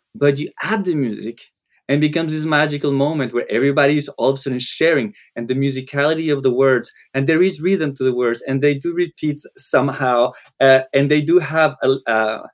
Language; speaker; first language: English; non-native, fluent; Spanish